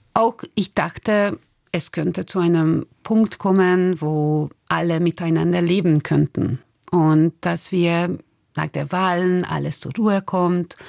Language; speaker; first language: German; non-native, fluent; Hungarian